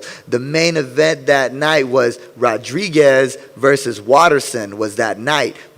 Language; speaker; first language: English; native; English